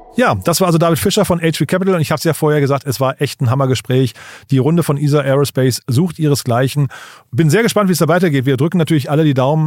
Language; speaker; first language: German; native; German